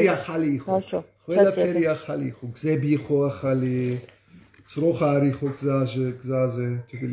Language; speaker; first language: Georgian; non-native, learner; German